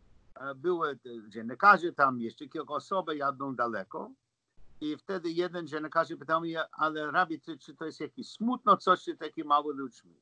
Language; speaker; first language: Polish; non-native, learner; English